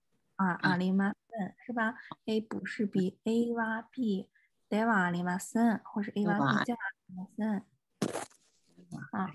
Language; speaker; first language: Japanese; non-native, fluent; Chinese